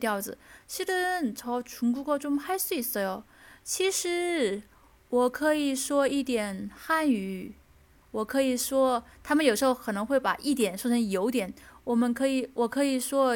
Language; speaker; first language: Chinese; native; Chinese